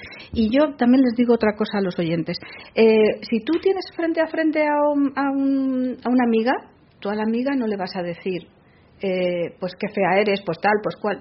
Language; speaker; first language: Spanish; native; Spanish